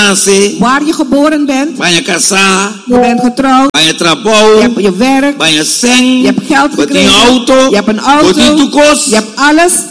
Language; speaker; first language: Dutch; non-native, fluent; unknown